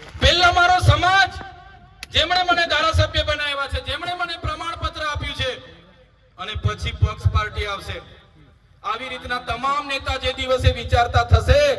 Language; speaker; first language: Gujarati; non-native, local second language; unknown